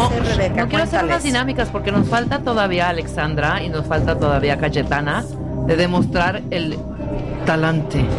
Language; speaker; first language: Spanish; native; Spanish